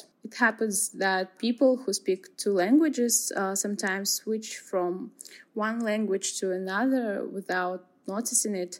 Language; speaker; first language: English; non-native, fluent; Kazakh